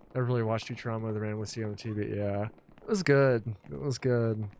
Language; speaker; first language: English; native; English